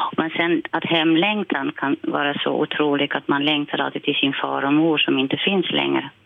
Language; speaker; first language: Swedish; non-native, fluent; Dutch